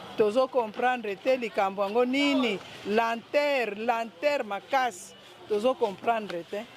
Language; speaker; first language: Lingala; native; Lingala